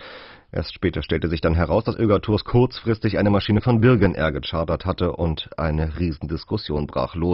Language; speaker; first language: German; native; German